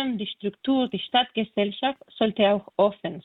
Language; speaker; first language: German; non-native, fluent; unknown